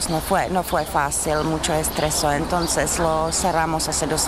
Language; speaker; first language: Spanish; non-native, learner; Czech